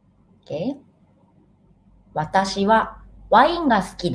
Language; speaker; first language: Japanese; non-native, fluent; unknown